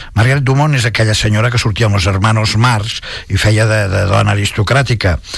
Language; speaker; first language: Catalan; non-native, local second language; Spanish